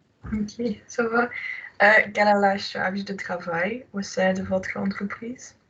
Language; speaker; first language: French; non-native, learner; Dutch